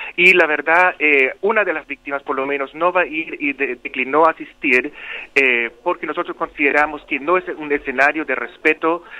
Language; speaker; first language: Spanish; non-native, local second language; German